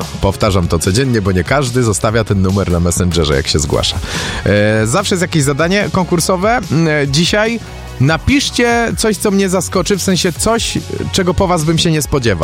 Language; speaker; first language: Polish; native; Polish